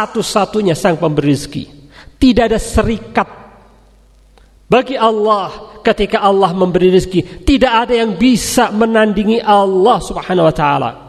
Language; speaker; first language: Indonesian; native; Indonesian